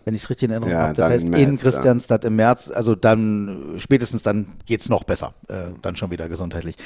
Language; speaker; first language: German; native; German